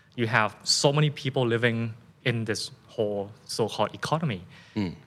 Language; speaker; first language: English; non-native, fluent; Thai